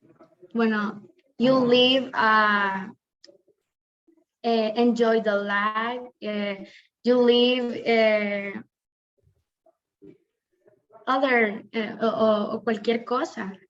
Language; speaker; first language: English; non-native, learner; Spanish